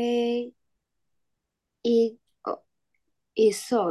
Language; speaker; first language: Korean; non-native, learner; Chinese